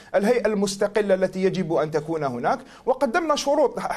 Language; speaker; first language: Arabic; native; Arabic